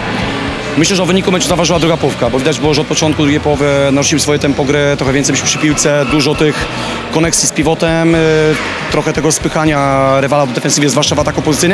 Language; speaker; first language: Polish; native; Polish